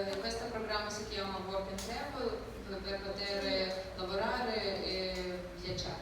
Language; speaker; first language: Italian; non-native, learner; Ukrainian